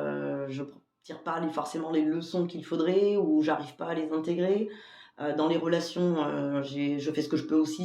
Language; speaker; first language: French; native; French